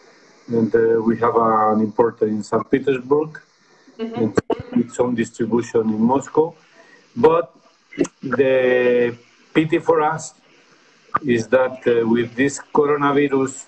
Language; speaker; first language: English; non-native, fluent; Spanish